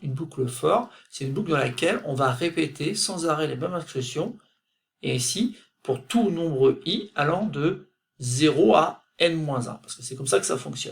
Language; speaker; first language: French; native; French